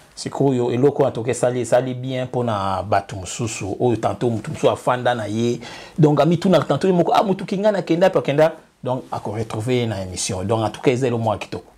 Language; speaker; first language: Lingala; native; Lingala